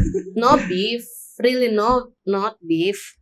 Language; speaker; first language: English; non-native, learner; Indonesian